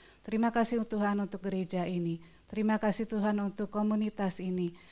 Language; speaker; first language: Indonesian; native; Indonesian